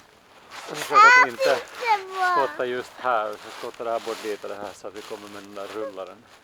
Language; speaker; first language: Swedish; native; Swedish